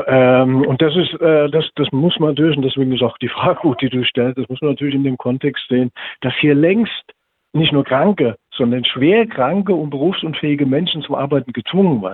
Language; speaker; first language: German; native; German